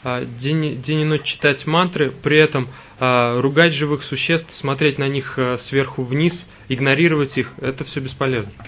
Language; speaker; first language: Russian; native; Russian